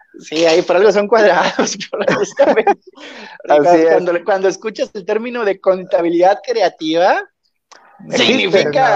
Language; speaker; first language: Spanish; native; Spanish